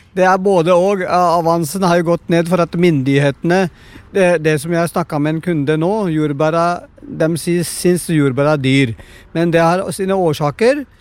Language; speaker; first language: Norwegian; non-native, fluent; Punjabi